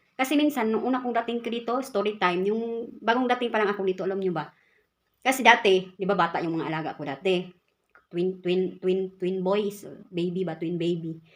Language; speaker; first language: Filipino; non-native, local second language; Cebuano